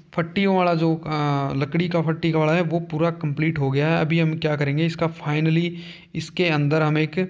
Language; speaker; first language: Hindi; native; Hindi